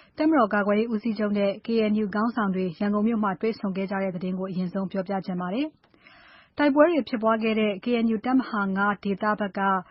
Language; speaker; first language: Burmese; native; Burmese